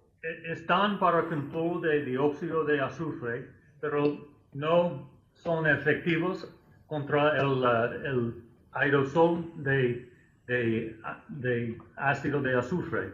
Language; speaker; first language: Spanish; non-native, fluent; English